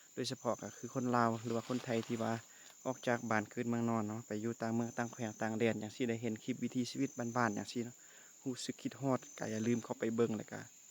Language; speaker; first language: Lao; native; Lao